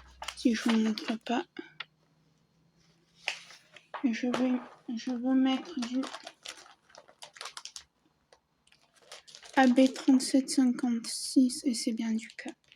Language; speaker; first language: French; native; French